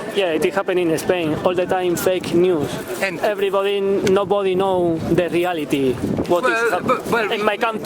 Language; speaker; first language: English; non-native, learner; Spanish